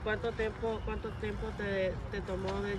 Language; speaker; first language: Spanish; early bilingual, other home language; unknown